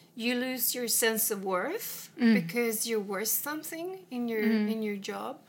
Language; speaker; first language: English; non-native, fluent; Swedish